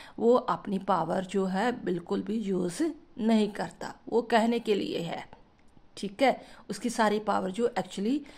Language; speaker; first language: Hindi; non-native, local second language; Punjabi